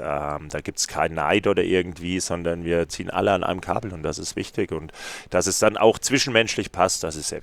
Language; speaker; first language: German; native; German